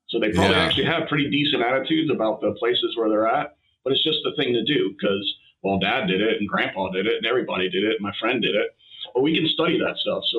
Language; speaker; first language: English; native; English